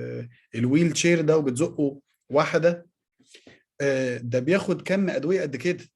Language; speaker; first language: Arabic; native; Arabic